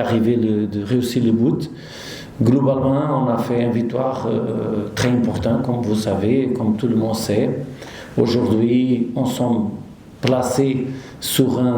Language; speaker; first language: French; non-native, learner; Portuguese